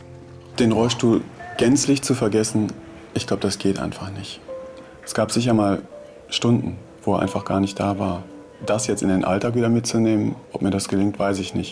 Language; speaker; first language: German; native; German